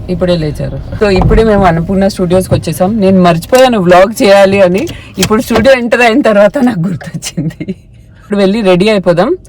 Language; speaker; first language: Telugu; non-native, local second language; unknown